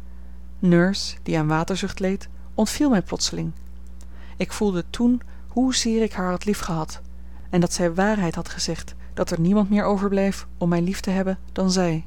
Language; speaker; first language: Dutch; native; Dutch